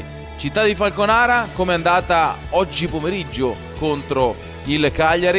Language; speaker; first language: Italian; native; Italian